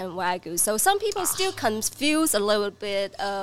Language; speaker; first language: English; non-native, learner; Chinese